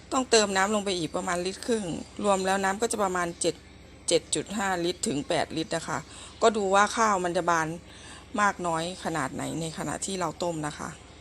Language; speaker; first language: Thai; native; Thai